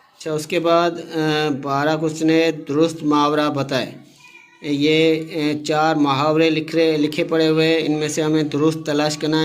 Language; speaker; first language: Urdu; non-native, local second language; Sindhi